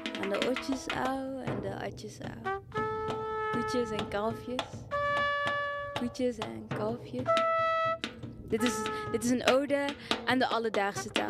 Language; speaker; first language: Dutch; early bilingual, other home language; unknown